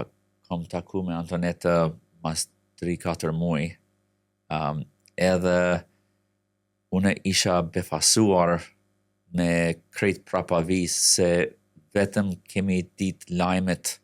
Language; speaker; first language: Albanian; non-native, fluent; English